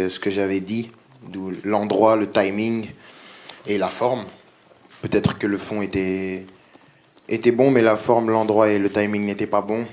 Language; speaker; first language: French; native; French